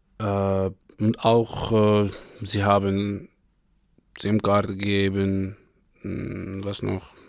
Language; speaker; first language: German; non-native, learner; Arabic